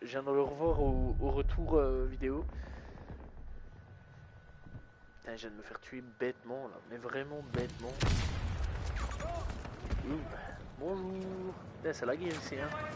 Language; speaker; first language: French; native; French